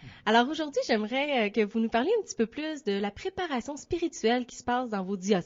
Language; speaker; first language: French; native; French